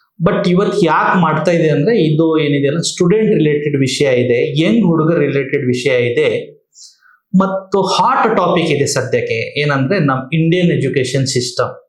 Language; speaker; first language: Kannada; non-native, local second language; Marathi